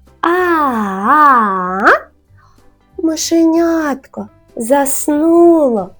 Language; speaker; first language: Ukrainian; native; Ukrainian